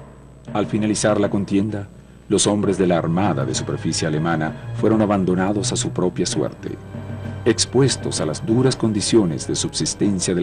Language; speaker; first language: Spanish; native; Spanish